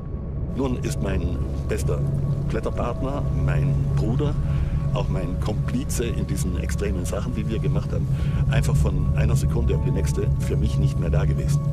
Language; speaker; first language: German; native; German